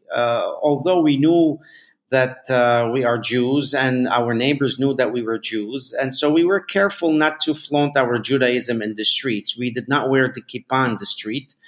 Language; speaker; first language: English; non-native, fluent; Arabic